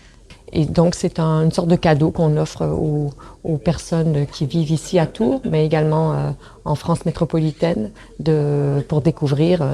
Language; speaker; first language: French; native; French